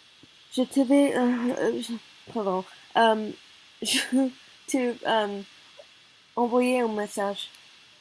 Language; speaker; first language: French; non-native, learner; Korean